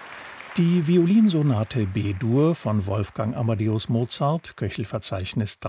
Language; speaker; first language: German; native; German